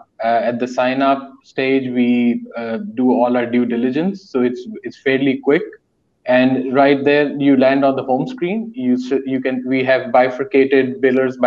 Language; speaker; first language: English; non-native, local second language; Urdu